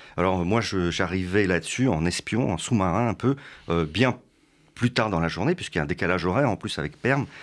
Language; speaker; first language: French; early bilingual, other home language; Russian